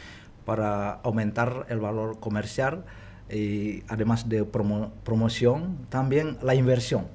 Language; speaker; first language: Spanish; non-native, fluent; Indonesian